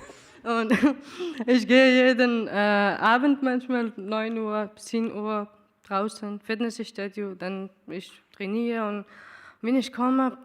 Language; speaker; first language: German; non-native, learner; Persian